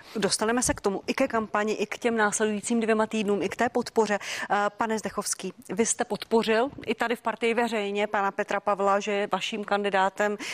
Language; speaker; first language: Czech; native; Czech